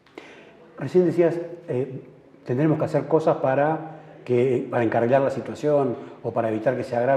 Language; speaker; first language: Spanish; native; Spanish